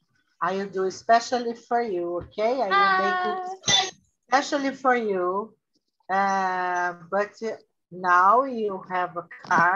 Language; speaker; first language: English; non-native, learner; Portuguese